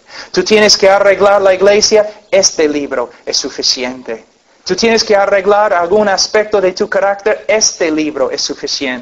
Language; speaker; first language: Spanish; non-native, fluent; English